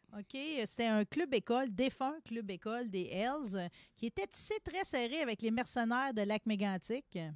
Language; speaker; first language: French; native; French